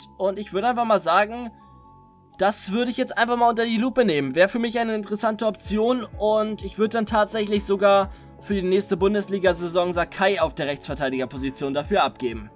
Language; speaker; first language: German; native; German